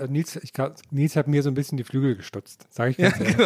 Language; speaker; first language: German; native; German